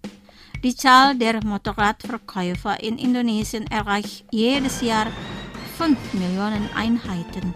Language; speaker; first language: German; non-native, fluent; Indonesian